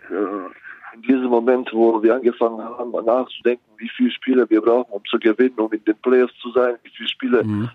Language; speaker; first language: German; non-native, fluent; Bosnian